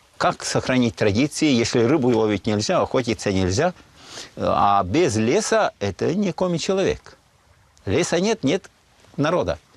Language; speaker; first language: Russian; non-native, local second language; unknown